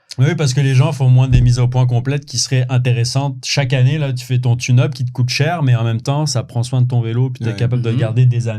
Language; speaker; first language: French; native; French